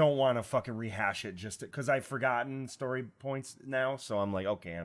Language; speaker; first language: English; native; English